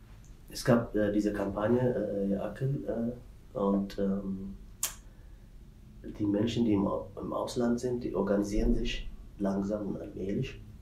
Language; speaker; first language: German; non-native, fluent; Tigrinya